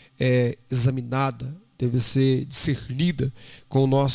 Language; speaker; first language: Portuguese; native; Portuguese